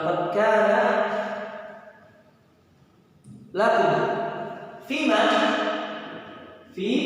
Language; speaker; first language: Arabic; non-native, fluent; Indonesian